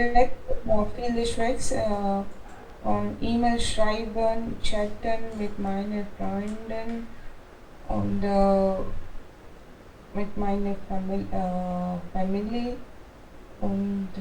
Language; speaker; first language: German; non-native, learner; Hindi